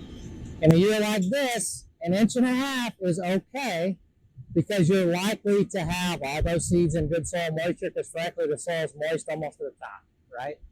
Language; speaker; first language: English; native; English